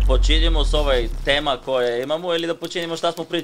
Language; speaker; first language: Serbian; non-native, learner; Bulgarian